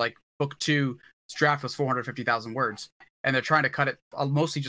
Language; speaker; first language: English; early bilingual, other home language; Hindi